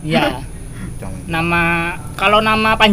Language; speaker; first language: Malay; non-native, local second language; Javanese